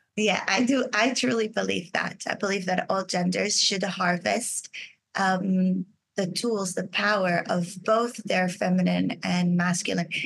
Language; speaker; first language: English; non-native, fluent; Portuguese